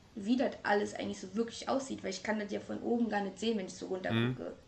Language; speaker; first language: German; native; German